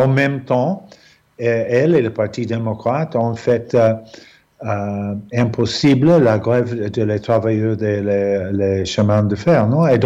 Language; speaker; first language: French; non-native, fluent; English